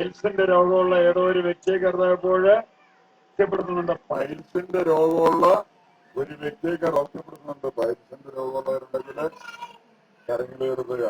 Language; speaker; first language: Malayalam; native; Malayalam